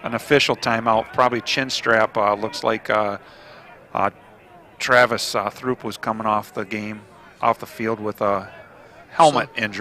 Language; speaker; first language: English; native; English